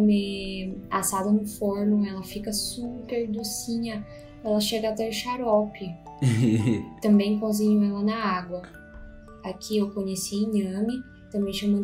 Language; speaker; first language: Portuguese; non-native, fluent; Russian